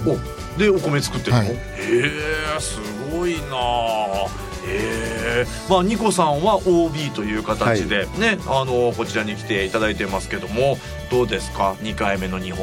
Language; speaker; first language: Japanese; native; Japanese